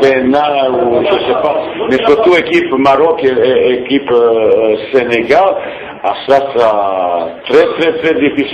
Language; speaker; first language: French; non-native, fluent; Bosnian